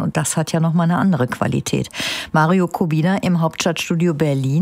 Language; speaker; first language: German; native; German